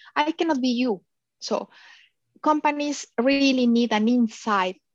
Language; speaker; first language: English; non-native, fluent; Spanish